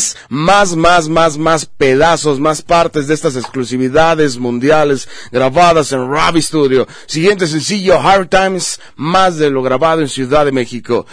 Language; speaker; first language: Spanish; native; Spanish